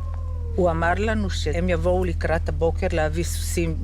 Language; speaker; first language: Hebrew; early bilingual, other home language; Croatian